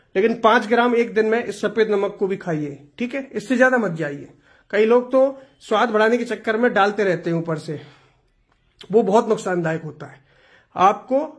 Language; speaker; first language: Hindi; non-native, local second language; Gujarati